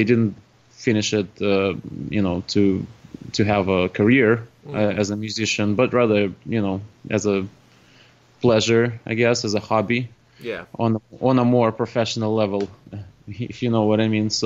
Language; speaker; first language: English; non-native, fluent; Russian